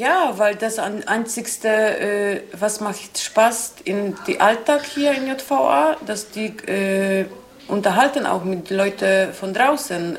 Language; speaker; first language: German; non-native, learner; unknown